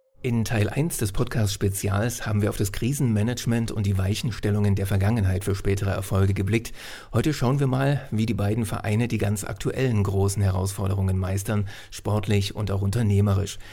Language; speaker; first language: German; native; German